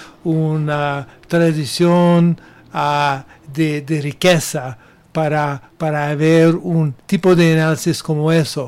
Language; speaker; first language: Spanish; non-native, learner; English